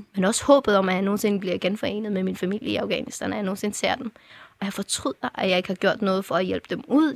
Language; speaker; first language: Danish; early bilingual, other home language; Persian